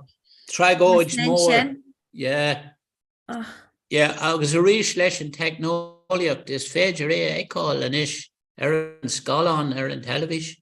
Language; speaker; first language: Irish; non-native, local second language; English